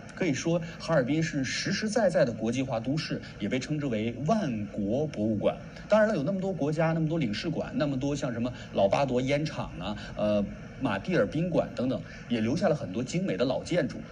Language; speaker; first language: Chinese; native; Chinese